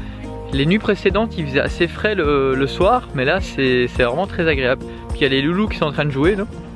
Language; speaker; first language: French; native; French